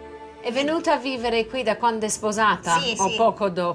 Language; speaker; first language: Italian; early bilingual, heritage; English